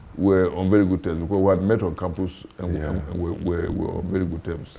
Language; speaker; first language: English; non-native, local second language; Hausa